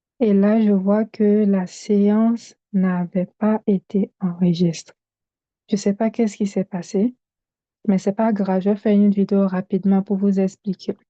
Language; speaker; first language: French; non-native, local second language; Bambara